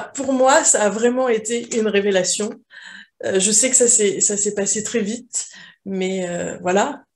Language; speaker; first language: Portuguese; non-native, fluent; French